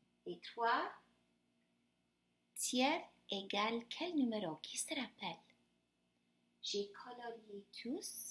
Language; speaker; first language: French; non-native, fluent; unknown